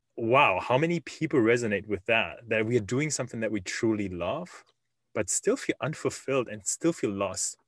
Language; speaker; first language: English; non-native, fluent; German